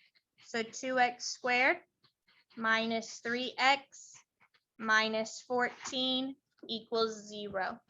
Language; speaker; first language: English; native; English